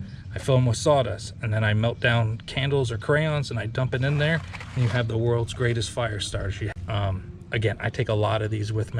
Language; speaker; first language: English; native; English